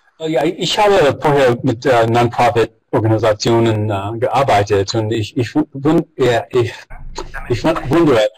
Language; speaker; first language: German; non-native, fluent; English